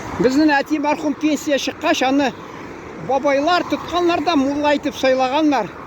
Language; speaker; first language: Tatar; early bilingual, heritage; Tatar